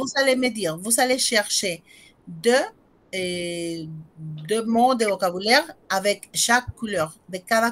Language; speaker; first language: French; non-native, fluent; Spanish